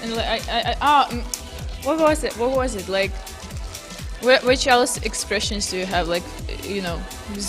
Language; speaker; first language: English; non-native, fluent; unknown